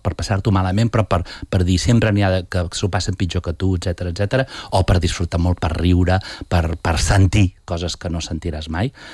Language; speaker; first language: Catalan; native; Catalan